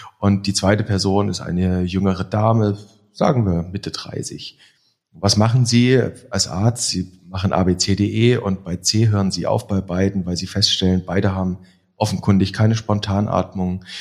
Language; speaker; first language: German; native; German